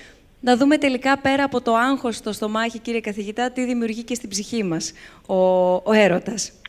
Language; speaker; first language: Greek; native; Greek